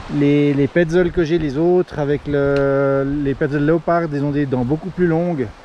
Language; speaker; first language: French; native; French